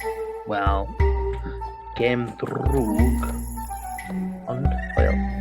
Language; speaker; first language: Welsh; non-native, learner; English